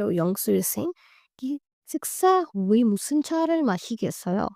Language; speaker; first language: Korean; non-native, learner; Hindi